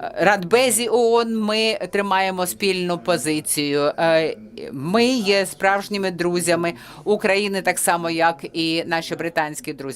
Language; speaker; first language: Ukrainian; non-native, fluent; French